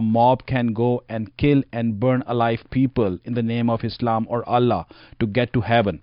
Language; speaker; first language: English; non-native, local second language; Punjabi